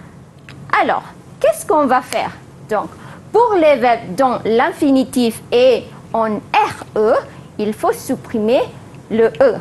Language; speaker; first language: French; non-native, fluent; Malay